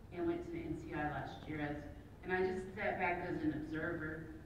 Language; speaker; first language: English; native; English